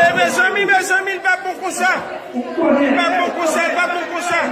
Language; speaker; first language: French; non-native, local second language; Haitian Creole